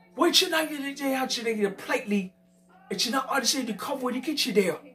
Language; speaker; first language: English; native; English